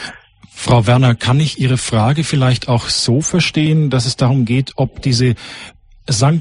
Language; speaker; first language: German; native; German